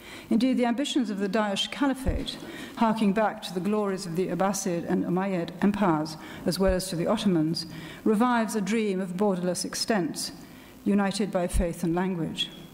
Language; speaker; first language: English; early bilingual, other home language; Italian